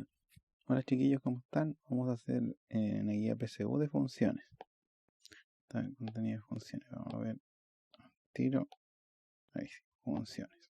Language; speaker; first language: Spanish; native; Spanish